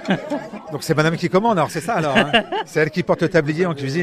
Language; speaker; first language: French; native; French